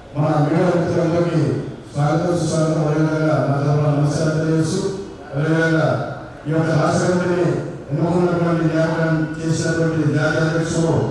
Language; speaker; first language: Telugu; non-native, local second language; Lambadi